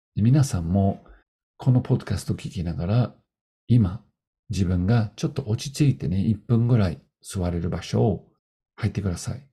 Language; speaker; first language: Japanese; non-native, fluent; English